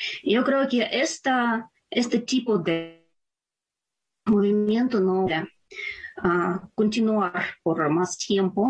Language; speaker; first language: Spanish; non-native, fluent; Ukrainian